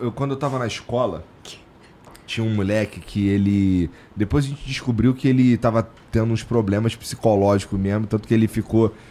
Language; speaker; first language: Portuguese; native; Portuguese